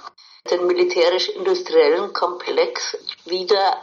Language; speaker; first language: German; native; German